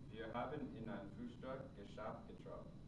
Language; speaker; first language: German; non-native, learner; English